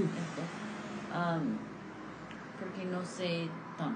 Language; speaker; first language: Spanish; non-native, fluent; English